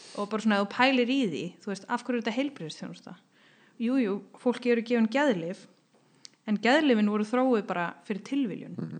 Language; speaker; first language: Icelandic; non-native, fluent; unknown